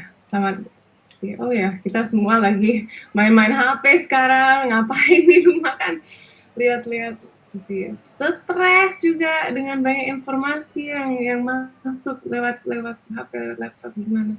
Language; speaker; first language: Indonesian; non-native, local second language; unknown